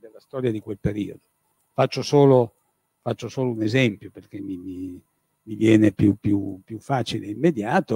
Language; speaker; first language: Italian; native; Italian